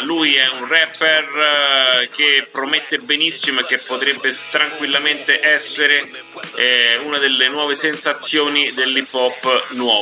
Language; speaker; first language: Italian; native; Italian